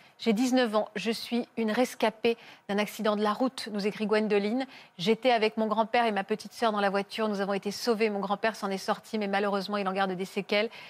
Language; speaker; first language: French; native; French